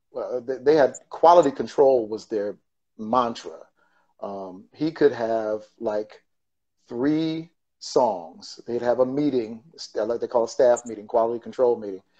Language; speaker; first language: English; native; English